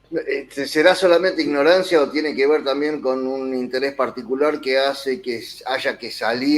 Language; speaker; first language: Spanish; native; Spanish